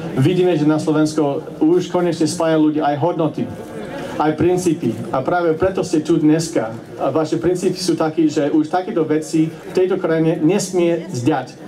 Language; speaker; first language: Slovak; non-native, fluent; English